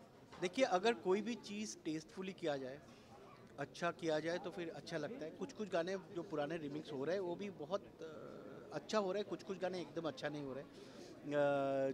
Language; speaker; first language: Hindi; non-native, local second language; Bangla